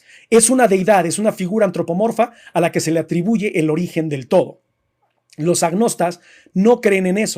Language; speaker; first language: Spanish; native; Spanish